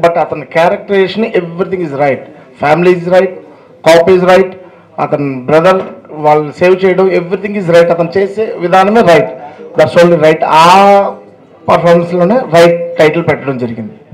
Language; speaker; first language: Telugu; native; Telugu